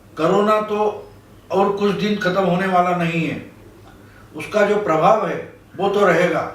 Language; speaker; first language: Hindi; non-native, local second language; Marathi